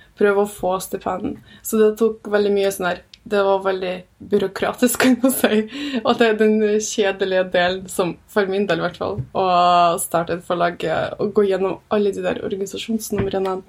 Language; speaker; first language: Norwegian; early bilingual, other home language; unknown